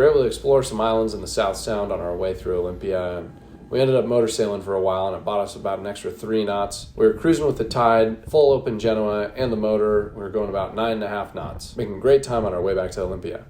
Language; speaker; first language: English; native; English